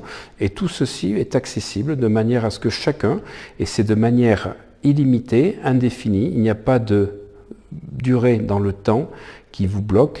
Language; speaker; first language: French; native; French